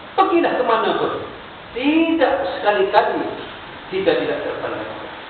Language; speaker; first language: Malay; native; Malay